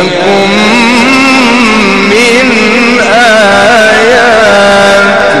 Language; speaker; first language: Arabic; native; Arabic